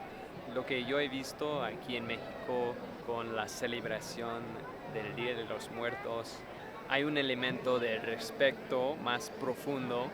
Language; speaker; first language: Spanish; non-native, fluent; English